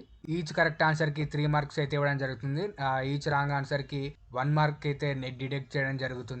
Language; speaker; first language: Telugu; native; Telugu